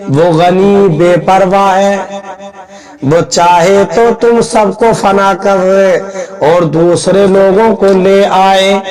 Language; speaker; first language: Urdu; native; Urdu